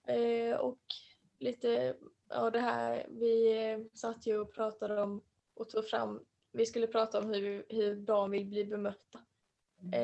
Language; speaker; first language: Swedish; native; Swedish